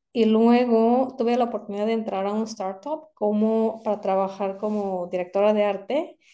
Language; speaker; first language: Spanish; non-native, fluent; Korean